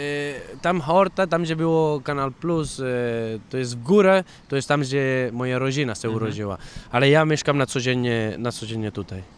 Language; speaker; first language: Polish; non-native, fluent; Catalan